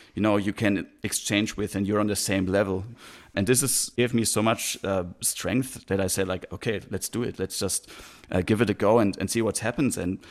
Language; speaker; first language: English; non-native, fluent; German